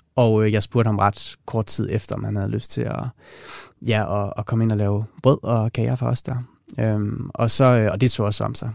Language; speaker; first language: Danish; native; Danish